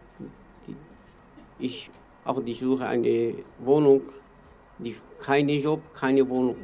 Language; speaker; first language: German; non-native, learner; Kurdish